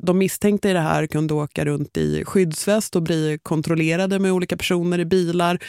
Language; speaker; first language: Swedish; native; Swedish